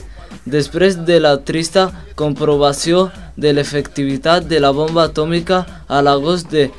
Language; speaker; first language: Catalan; non-native, learner; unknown